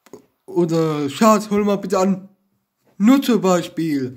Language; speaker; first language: German; non-native, learner; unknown